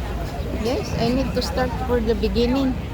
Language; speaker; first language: English; non-native, learner; Filipino